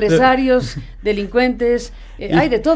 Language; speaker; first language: Spanish; native; Spanish